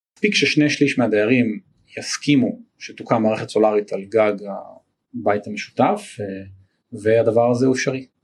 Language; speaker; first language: Hebrew; native; Hebrew